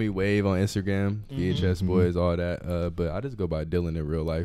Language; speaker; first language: English; native; English